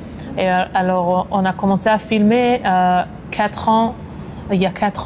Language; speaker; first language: French; non-native, fluent; Hebrew